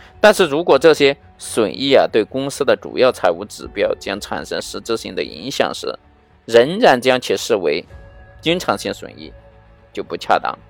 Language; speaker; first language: Chinese; native; Chinese